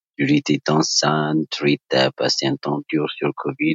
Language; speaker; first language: French; non-native, learner; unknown